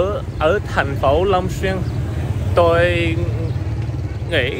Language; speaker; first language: Vietnamese; non-native, learner; English